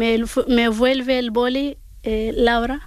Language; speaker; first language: Spanish; non-native, learner; Arabic